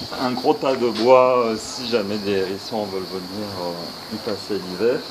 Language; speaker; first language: French; native; French